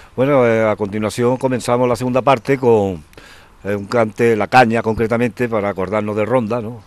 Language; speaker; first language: Spanish; native; Spanish